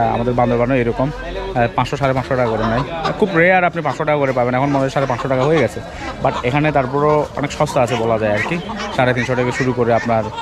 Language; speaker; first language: Bangla; native; Bangla